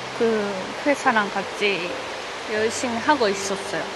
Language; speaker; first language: Korean; non-native, fluent; Japanese